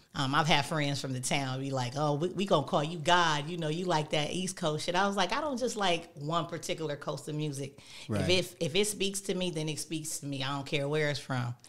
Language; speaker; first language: English; native; English